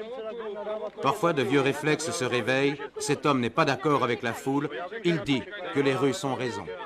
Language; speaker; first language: French; native; French